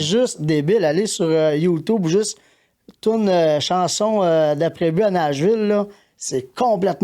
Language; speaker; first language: French; native; French